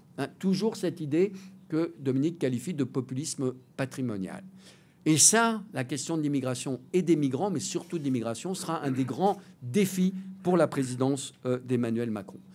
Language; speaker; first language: French; native; French